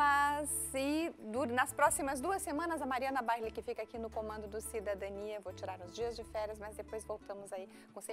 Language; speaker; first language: Portuguese; native; Portuguese